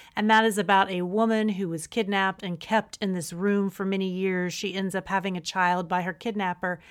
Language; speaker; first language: English; native; English